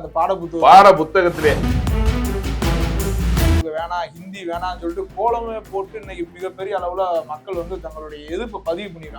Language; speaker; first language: Tamil; native; Tamil